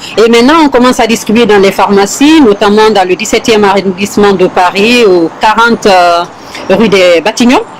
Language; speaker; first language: French; non-native, local second language; Fula